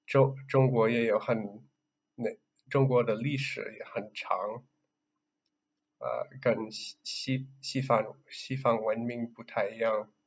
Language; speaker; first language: Chinese; non-native, learner; English